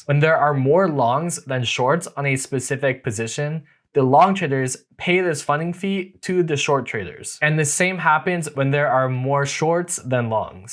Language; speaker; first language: English; native; English